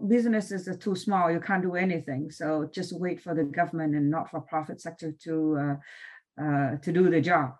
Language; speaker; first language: English; non-native, fluent; Vietnamese